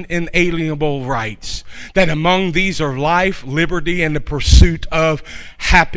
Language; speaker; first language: English; native; English